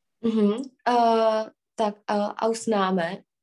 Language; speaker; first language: German; non-native, learner; Czech